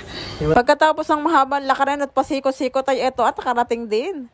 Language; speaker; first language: Filipino; native; Filipino